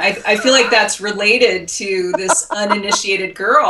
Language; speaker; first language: English; native; English